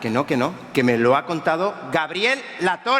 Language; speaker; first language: Spanish; native; Spanish